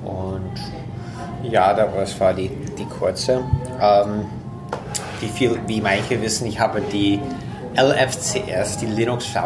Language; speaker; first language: German; non-native, fluent; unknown